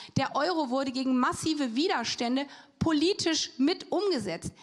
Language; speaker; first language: German; native; German